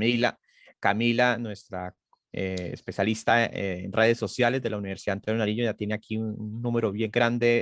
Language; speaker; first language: Spanish; native; Spanish